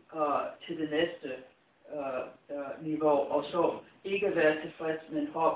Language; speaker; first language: Danish; non-native, fluent; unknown